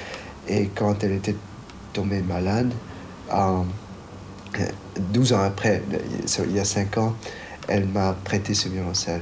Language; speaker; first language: French; non-native, fluent; Chinese